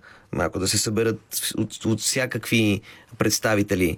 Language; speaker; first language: Bulgarian; native; Bulgarian